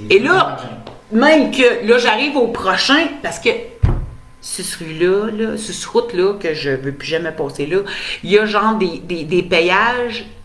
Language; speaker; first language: French; native; French